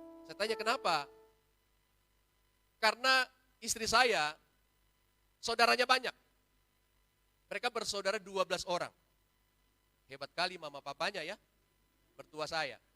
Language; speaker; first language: Indonesian; native; Indonesian